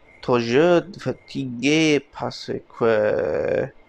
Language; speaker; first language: French; non-native, learner; English